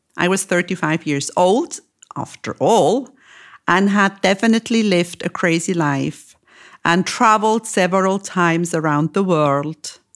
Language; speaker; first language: English; non-native, fluent; German